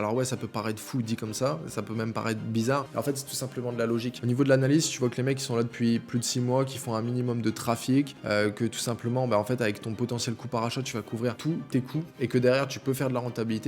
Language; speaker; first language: French; native; French